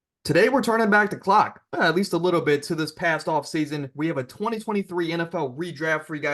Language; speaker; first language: English; native; English